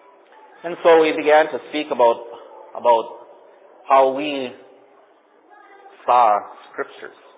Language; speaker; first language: English; native; English